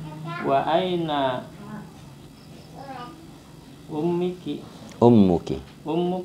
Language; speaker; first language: Arabic; non-native, learner; Indonesian